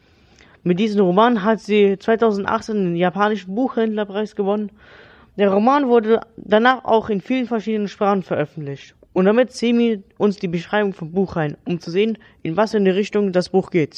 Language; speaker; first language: German; native; German